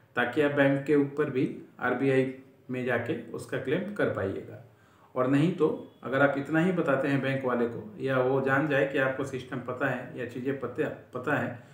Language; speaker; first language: Hindi; native; Hindi